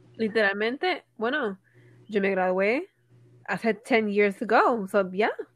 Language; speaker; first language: Spanish; native; Spanish